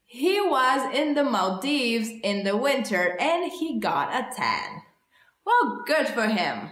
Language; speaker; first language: English; non-native, fluent; Bulgarian